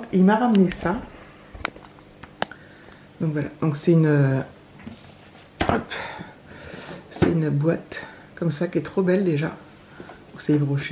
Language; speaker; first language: French; native; French